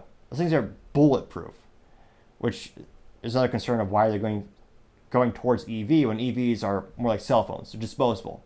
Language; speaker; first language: English; native; English